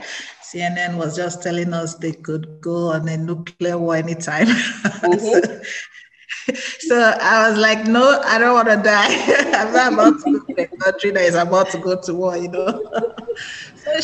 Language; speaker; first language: English; non-native, local second language; Igbo